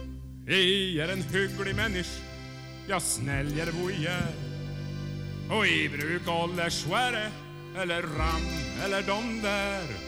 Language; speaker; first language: Swedish; native; Swedish